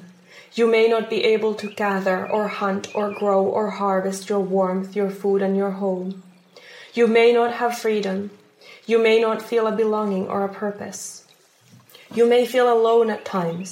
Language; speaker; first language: English; non-native, fluent; Finnish